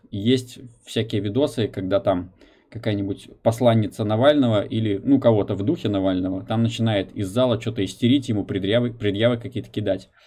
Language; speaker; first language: Russian; native; Russian